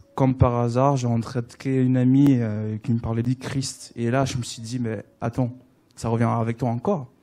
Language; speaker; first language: French; non-native, learner; English